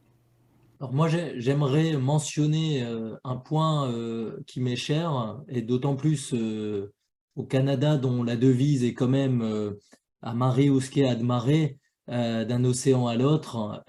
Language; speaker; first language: French; native; French